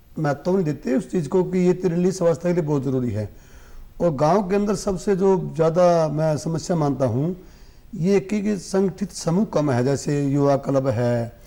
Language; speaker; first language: Hindi; native; Hindi